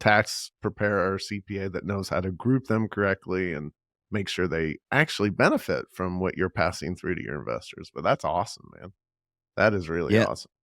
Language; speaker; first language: English; native; English